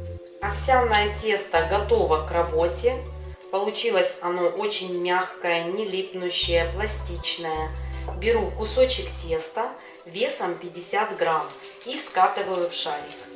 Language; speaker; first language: Russian; native; Russian